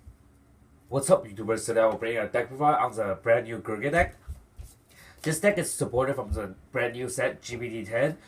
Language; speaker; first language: English; non-native, fluent; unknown